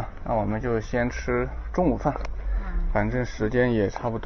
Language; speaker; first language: Chinese; native; Chinese